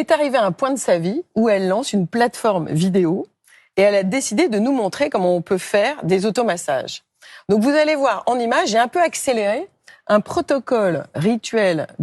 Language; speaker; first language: French; native; French